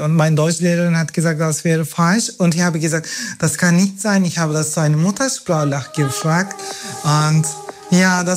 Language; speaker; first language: German; non-native, learner; Turkish